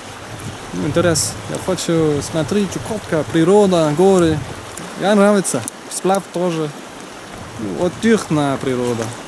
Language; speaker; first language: Russian; non-native, learner; German